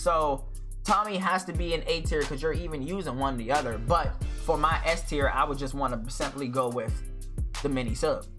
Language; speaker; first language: English; native; English